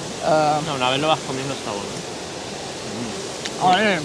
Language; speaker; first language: Spanish; native; Spanish